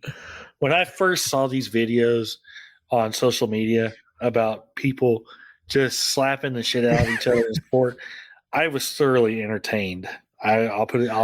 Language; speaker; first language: English; native; English